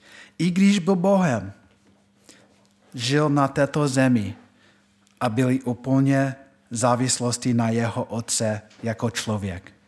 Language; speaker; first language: Czech; non-native, fluent; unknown